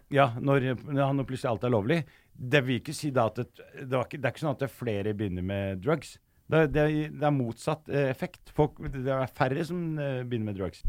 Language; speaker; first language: Norwegian; early bilingual, other home language; Arabic